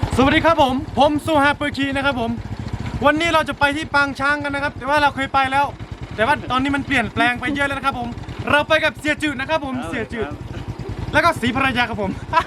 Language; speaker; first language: Thai; non-native, local second language; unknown